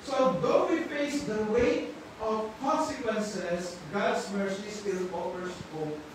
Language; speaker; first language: English; non-native, local second language; Filipino